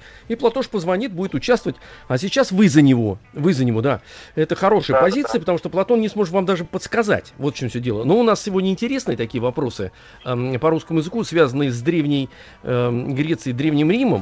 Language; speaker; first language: Russian; native; Russian